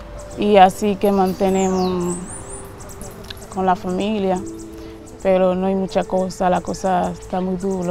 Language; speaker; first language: Spanish; early bilingual, heritage; Haitian Creole